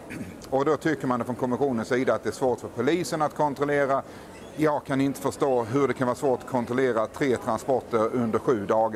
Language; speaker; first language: Swedish; native; Swedish